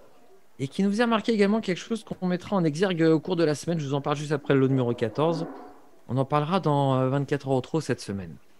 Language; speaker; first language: French; native; French